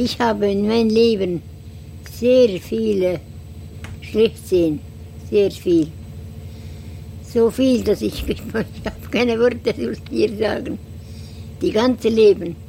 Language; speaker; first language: German; non-native, learner; Estonian